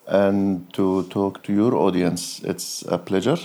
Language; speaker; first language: English; non-native, fluent; Arabic